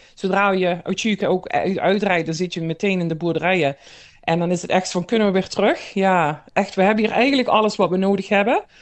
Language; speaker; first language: Dutch; native; Dutch